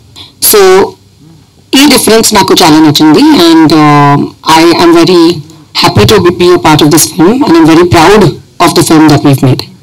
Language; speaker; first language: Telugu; non-native, local second language; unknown